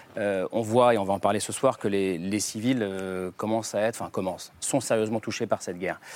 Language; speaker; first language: French; native; French